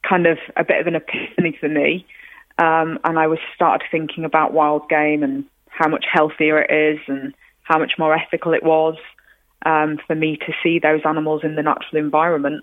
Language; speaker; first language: English; native; English